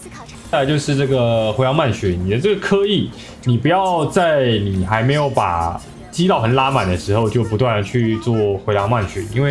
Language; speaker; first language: Chinese; native; Chinese